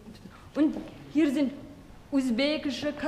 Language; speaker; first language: German; non-native, learner; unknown